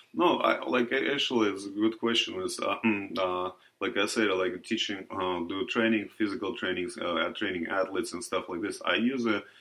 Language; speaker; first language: English; non-native, learner; Russian